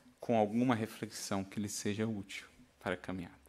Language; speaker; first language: Portuguese; native; Portuguese